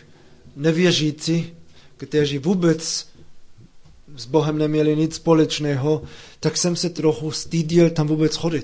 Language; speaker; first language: Czech; non-native, fluent; German